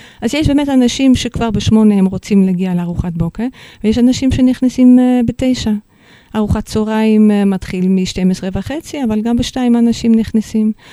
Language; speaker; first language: Hebrew; non-native, fluent; Dutch